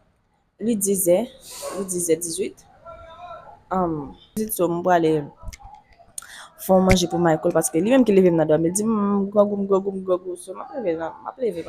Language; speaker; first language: French; non-native, local second language; Haitian Creole